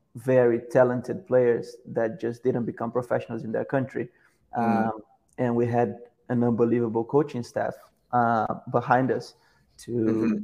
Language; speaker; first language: English; non-native, fluent; Portuguese